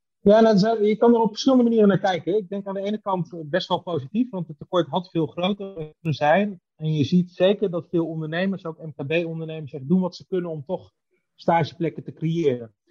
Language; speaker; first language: Dutch; native; Dutch